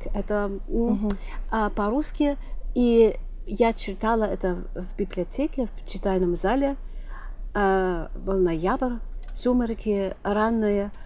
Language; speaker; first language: Russian; non-native, fluent; German